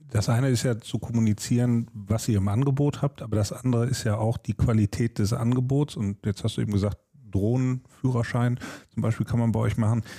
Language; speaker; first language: German; native; German